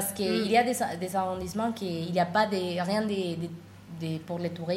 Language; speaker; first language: French; non-native, learner; Spanish